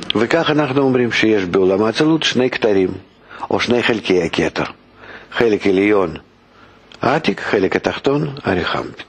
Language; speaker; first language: Hebrew; non-native, fluent; Russian